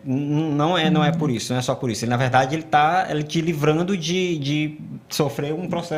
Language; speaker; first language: Portuguese; native; Portuguese